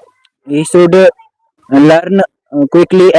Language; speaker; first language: English; non-native, learner; Hindi